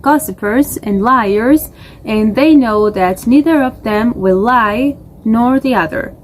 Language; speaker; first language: English; non-native, fluent; Georgian